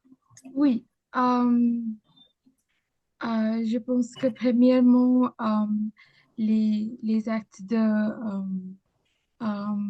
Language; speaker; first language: French; non-native, learner; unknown